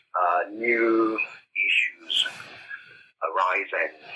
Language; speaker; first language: English; non-native, local second language; Yoruba